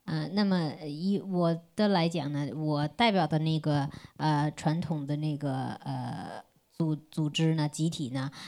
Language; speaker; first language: Chinese; non-native, fluent; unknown